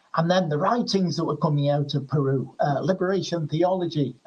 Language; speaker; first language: English; native; English